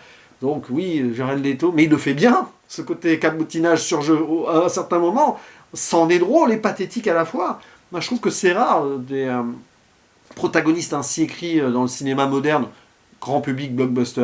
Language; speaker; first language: French; native; French